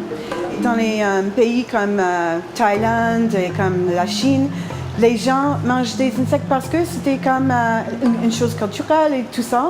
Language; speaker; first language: French; non-native, fluent; English